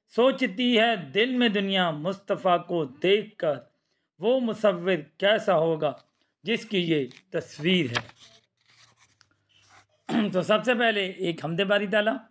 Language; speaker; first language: Urdu; native; Urdu